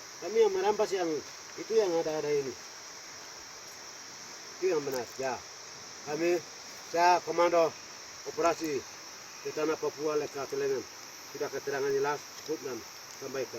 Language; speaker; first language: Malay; non-native, local second language; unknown